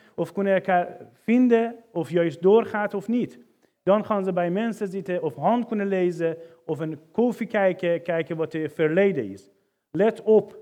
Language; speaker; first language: Dutch; non-native, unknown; Persian